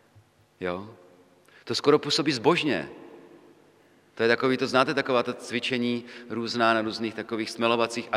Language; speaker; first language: Czech; native; Czech